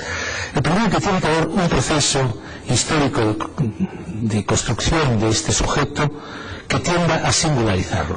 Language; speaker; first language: Spanish; native; Spanish